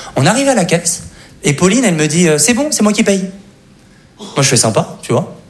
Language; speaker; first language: French; native; French